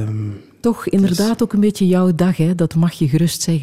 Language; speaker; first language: Dutch; native; Dutch